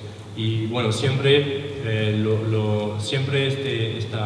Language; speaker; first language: Spanish; non-native, learner; French